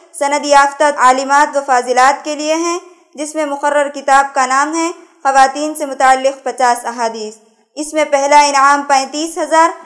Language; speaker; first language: Urdu; native; Urdu